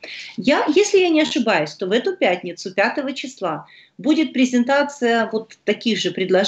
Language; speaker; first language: Russian; native; Russian